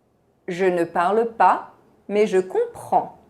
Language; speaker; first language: French; non-native, fluent; Portuguese